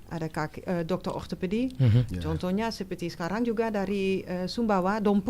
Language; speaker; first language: Indonesian; non-native, fluent; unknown